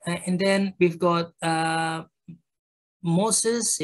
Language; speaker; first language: English; non-native, fluent; Indonesian